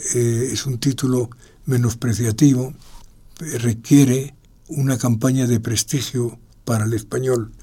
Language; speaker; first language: Spanish; native; Spanish